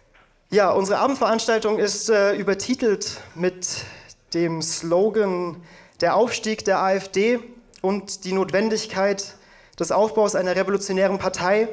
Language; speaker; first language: German; native; German